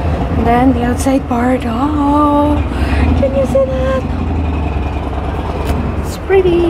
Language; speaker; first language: English; non-native, fluent; Indonesian